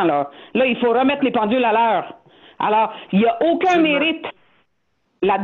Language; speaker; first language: French; native; French